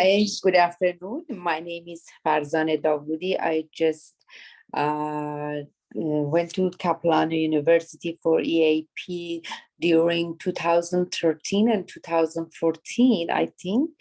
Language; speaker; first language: English; non-native, learner; Persian